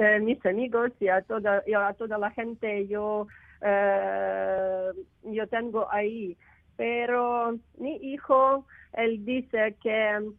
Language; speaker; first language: Spanish; non-native, learner; Ukrainian